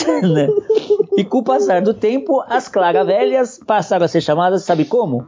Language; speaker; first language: Portuguese; native; Portuguese